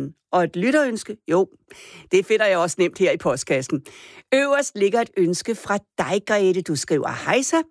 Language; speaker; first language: Danish; native; Danish